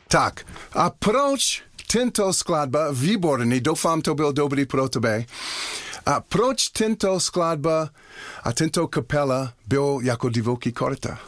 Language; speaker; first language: Czech; non-native, learner; English